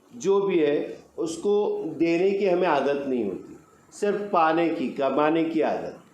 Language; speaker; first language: Hindi; non-native, local second language; Marathi